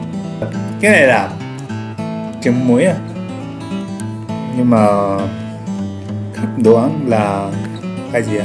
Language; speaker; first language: Vietnamese; non-native, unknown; Japanese